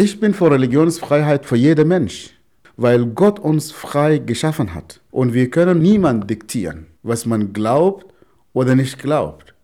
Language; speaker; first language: German; non-native, fluent; Arabic